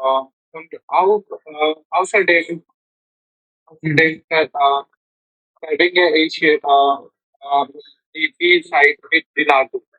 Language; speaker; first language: German; non-native, learner; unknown